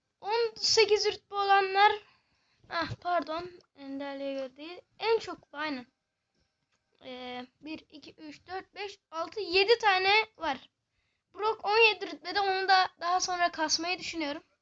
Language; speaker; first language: Turkish; native; Turkish